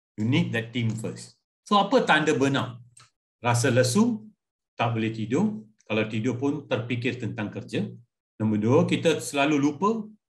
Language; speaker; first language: Malay; non-native, local second language; Punjabi